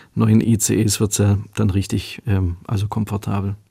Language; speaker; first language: German; native; German